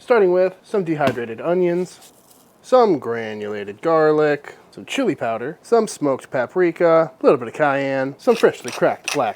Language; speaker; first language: English; native; English